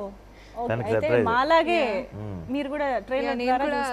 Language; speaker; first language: Telugu; native; Telugu